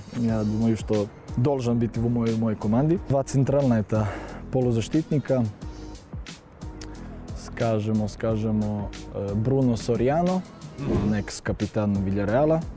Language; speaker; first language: Russian; non-native, learner; Serbian